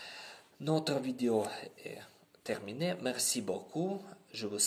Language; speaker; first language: French; non-native, learner; Ukrainian